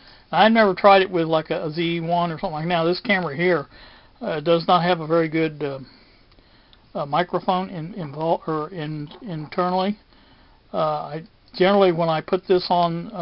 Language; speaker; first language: English; native; English